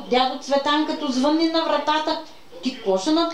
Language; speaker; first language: Bulgarian; native; Bulgarian